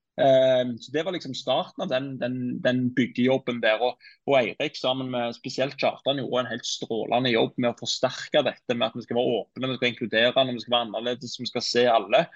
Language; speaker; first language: Norwegian; native; Norwegian